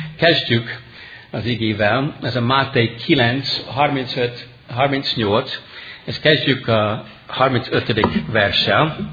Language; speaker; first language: Hungarian; non-native, fluent; English